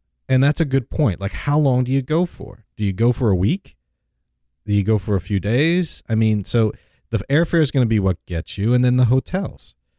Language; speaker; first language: English; native; English